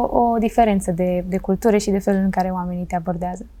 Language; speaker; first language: Romanian; early bilingual, heritage; Romanian